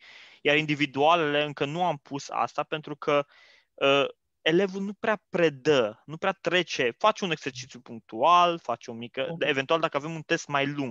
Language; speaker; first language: Romanian; native; Romanian